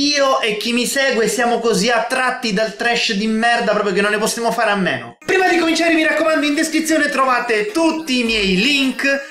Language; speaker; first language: Italian; native; Italian